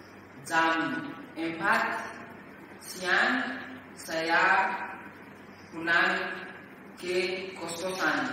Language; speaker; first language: Indonesian; non-native, learner; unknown